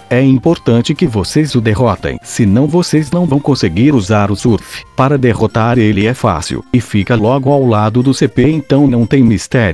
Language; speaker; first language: Portuguese; native; Portuguese